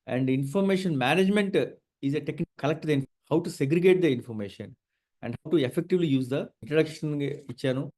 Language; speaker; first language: English; non-native, local second language; Telugu